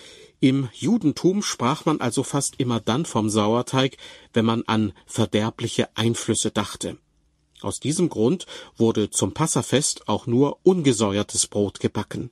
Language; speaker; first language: German; native; German